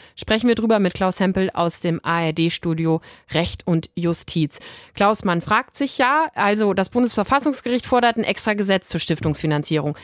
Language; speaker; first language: German; native; German